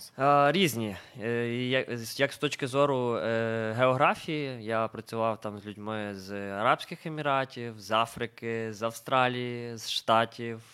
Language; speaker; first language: Ukrainian; native; Ukrainian